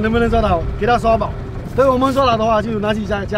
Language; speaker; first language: Chinese; native; Chinese